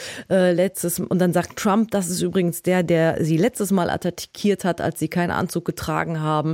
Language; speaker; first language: German; native; German